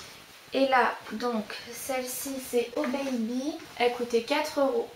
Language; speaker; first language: French; native; French